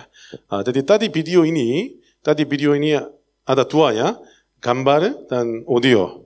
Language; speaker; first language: Indonesian; non-native, learner; Korean